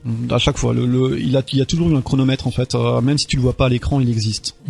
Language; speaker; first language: French; native; French